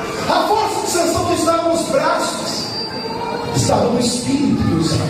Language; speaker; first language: Portuguese; native; Portuguese